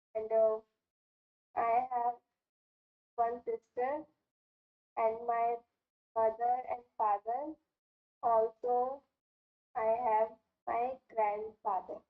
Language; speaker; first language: English; non-native, learner; Hindi